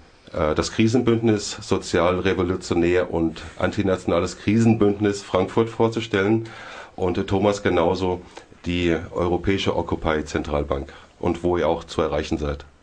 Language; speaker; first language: German; native; German